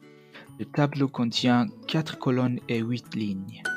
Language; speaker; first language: French; non-native, learner; Mongolian